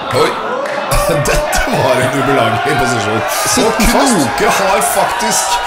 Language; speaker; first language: Norwegian; native; Norwegian